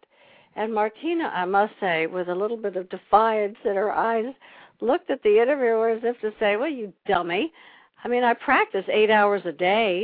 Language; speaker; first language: English; native; English